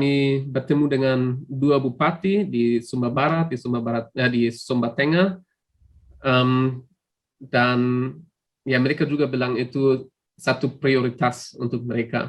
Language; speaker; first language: Indonesian; non-native, fluent; German